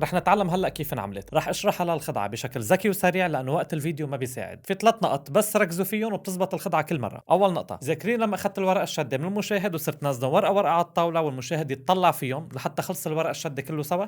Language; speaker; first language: Arabic; native; Arabic